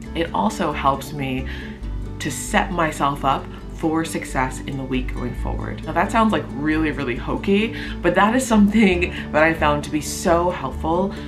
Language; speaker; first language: English; native; English